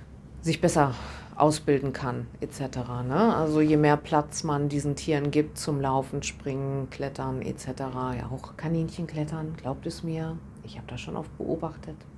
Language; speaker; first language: German; native; German